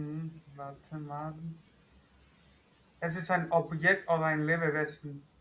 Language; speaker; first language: German; non-native, learner; Spanish